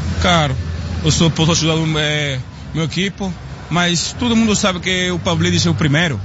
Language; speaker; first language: Portuguese; non-native, learner; Spanish